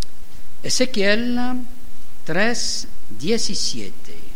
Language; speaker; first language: Spanish; non-native, learner; German